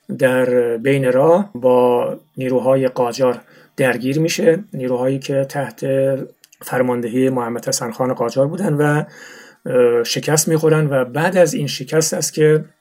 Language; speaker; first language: Persian; non-native, local second language; Turkmen